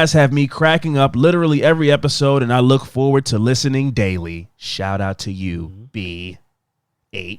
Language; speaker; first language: English; native; English